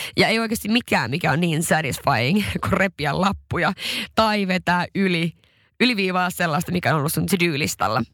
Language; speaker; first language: Finnish; non-native, local second language; Swedish